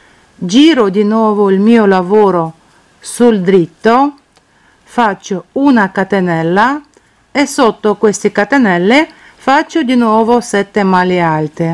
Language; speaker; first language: Italian; non-native, fluent; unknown